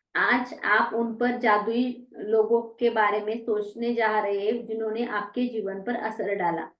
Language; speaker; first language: Hindi; non-native, local second language; Marathi